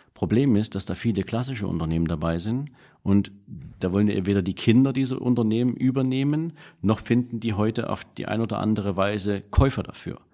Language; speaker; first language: German; native; German